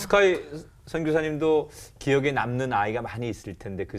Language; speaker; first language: Korean; native; Korean